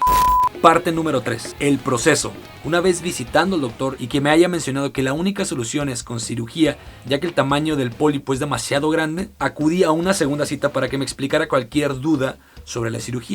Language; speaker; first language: Spanish; native; Spanish